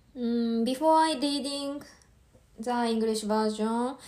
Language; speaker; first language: English; non-native, learner; Japanese